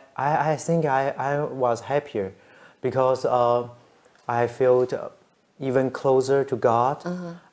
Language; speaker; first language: English; non-native, fluent; Chinese